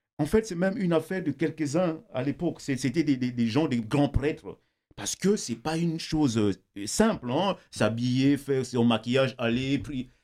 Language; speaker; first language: French; non-native, local second language; Kongo